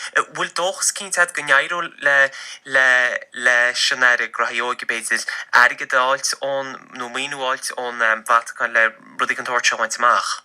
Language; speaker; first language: Irish; native; Irish